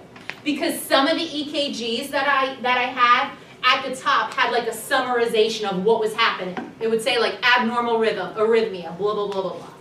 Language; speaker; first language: English; native; English